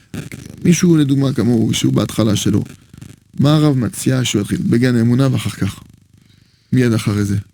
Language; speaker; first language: Hebrew; non-native, fluent; French